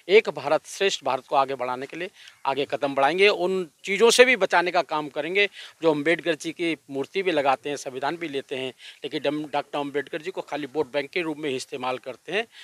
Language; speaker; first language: Hindi; native; Hindi